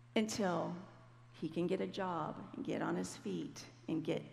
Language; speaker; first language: English; native; English